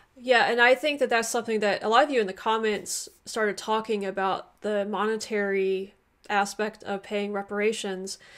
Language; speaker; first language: English; native; English